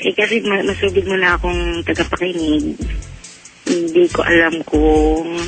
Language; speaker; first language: Filipino; native; Filipino